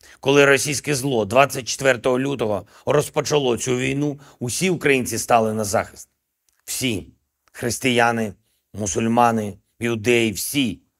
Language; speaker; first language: Ukrainian; non-native, local second language; Russian